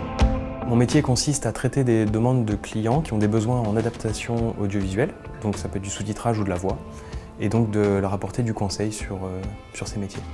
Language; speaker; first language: French; native; French